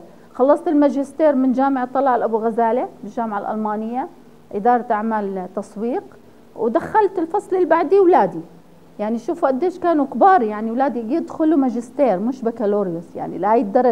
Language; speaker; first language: Arabic; native; Arabic